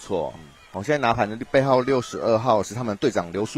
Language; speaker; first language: Chinese; native; Chinese